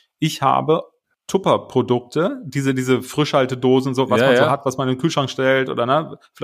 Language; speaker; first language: German; native; German